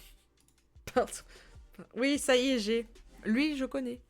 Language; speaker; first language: French; native; French